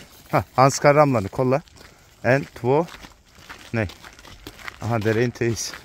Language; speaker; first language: Swedish; non-native, fluent; Turkish